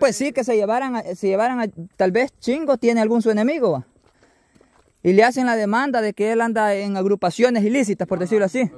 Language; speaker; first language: Spanish; native; Spanish